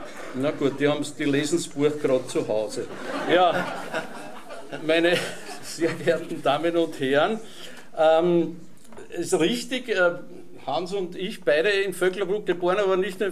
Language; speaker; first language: German; native; German